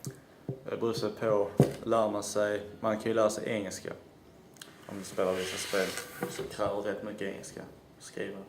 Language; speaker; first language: Swedish; native; Swedish